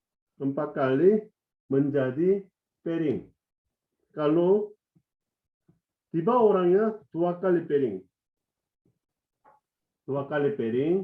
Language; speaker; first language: Indonesian; non-native, fluent; Korean